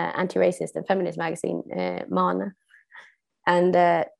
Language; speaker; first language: English; non-native, fluent; Swedish